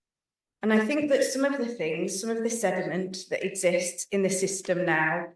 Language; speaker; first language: English; native; English